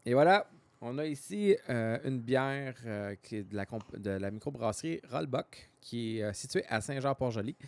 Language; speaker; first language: French; native; French